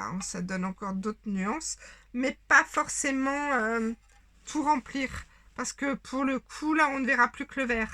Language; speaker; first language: French; native; French